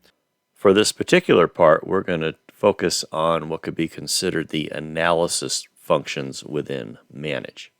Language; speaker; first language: English; native; English